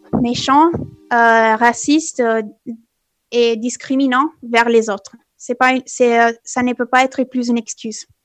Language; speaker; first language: French; non-native, fluent; Italian